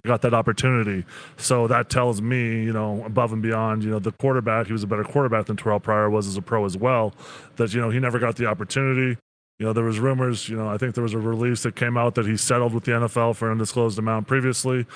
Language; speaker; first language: English; native; English